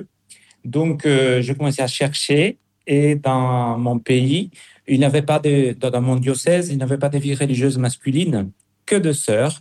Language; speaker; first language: French; non-native, fluent; Spanish